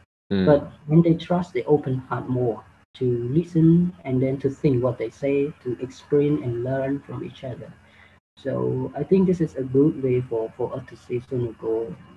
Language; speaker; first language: English; non-native, learner; Khmer